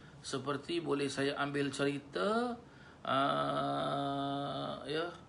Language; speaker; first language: Malay; native; Malay